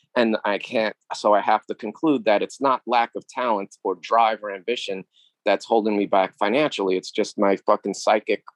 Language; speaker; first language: English; native; English